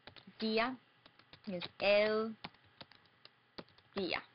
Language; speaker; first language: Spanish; non-native, fluent; English